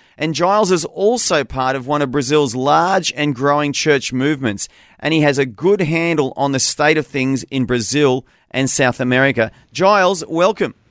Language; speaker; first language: English; native; English